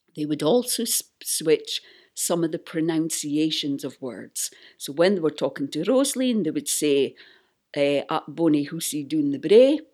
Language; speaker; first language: English; native; English